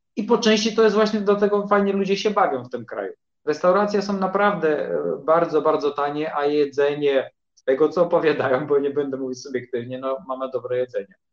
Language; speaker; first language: Polish; early bilingual, heritage; Polish